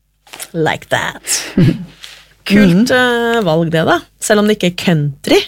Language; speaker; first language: Norwegian; native; Norwegian